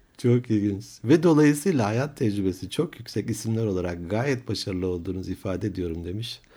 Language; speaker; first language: Turkish; native; Turkish